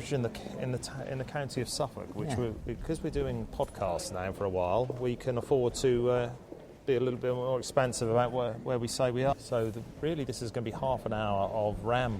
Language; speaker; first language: English; native; English